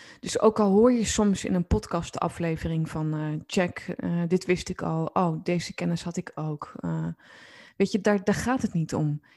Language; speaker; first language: Dutch; native; Dutch